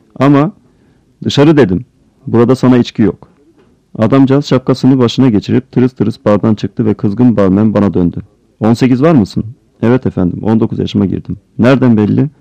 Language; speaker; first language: Turkish; native; Turkish